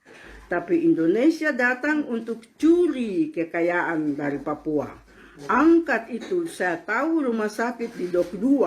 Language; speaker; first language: Indonesian; non-native, local second language; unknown